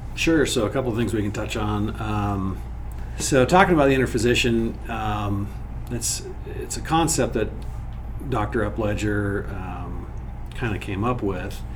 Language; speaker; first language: English; native; English